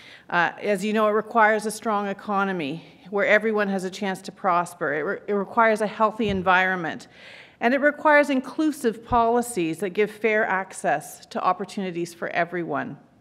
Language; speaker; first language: English; native; English